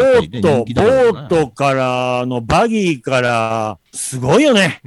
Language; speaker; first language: Japanese; native; Japanese